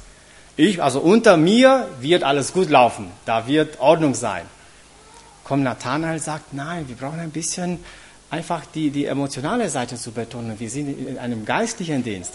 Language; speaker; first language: German; non-native, fluent; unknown